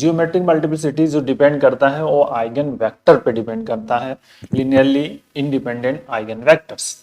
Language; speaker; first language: Hindi; native; Hindi